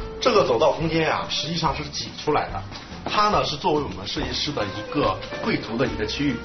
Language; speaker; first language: Chinese; native; Chinese